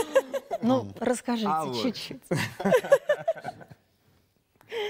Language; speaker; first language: Russian; native; Russian